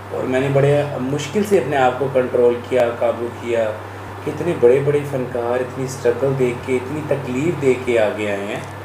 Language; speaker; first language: Urdu; non-native, local second language; Punjabi